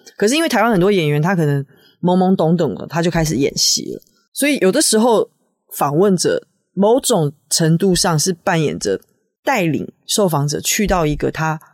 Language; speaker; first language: Chinese; native; Chinese